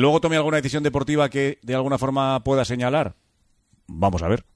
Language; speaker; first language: Spanish; native; Spanish